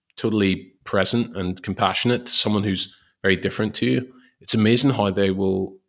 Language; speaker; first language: English; native; English